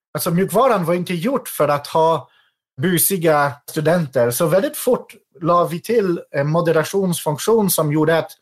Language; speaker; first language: Swedish; non-native, fluent; French